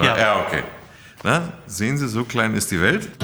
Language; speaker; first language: German; native; German